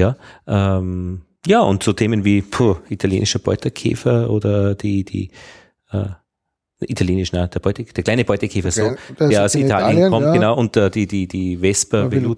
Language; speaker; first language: German; native; German